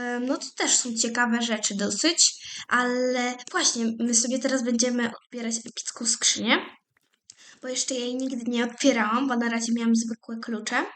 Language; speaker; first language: Polish; native; Polish